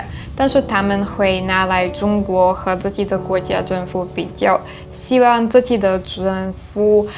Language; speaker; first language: Chinese; non-native, fluent; Slovak